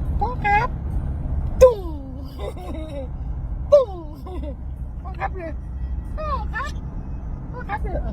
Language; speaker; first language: Thai; native; Thai